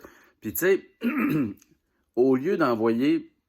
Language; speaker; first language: French; native; French